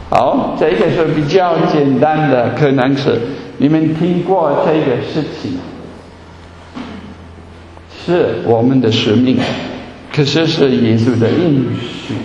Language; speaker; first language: Chinese; non-native, fluent; German